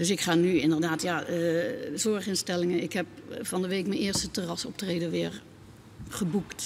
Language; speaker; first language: Dutch; native; Dutch